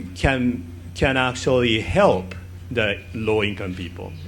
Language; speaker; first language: English; non-native, fluent; Japanese